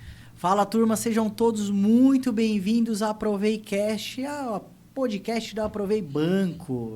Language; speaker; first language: Portuguese; native; Portuguese